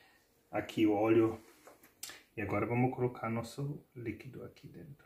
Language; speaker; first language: Portuguese; non-native, learner; German